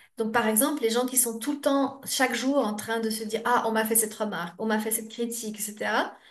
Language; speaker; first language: French; native; French